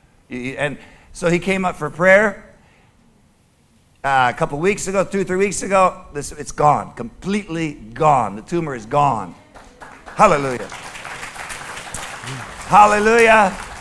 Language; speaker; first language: English; native; English